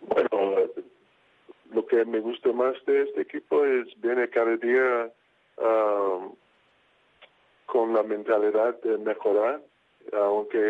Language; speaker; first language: Spanish; non-native, fluent; English